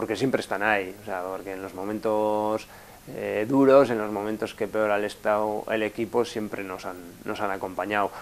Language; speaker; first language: Spanish; native; Spanish